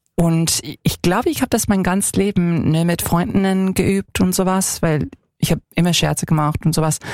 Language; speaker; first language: German; non-native, fluent; English